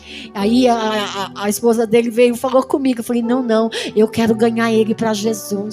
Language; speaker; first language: Portuguese; native; Portuguese